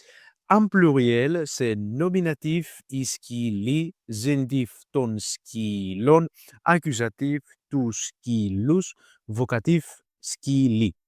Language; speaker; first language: French; non-native, learner; Greek